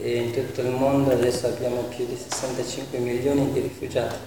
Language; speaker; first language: Italian; non-native, fluent; Persian